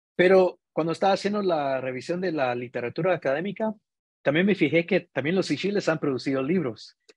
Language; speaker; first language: Spanish; early bilingual, heritage; Spanish